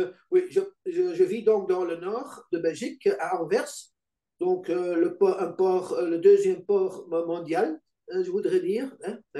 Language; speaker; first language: French; non-native, local second language; Dutch